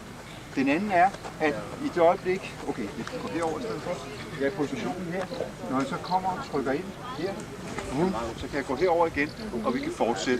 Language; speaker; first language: Danish; native; Danish